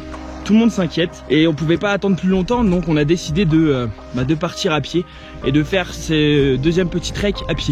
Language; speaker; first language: French; native; French